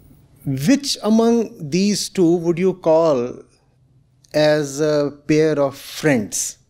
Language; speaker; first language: English; non-native, local second language; Hindi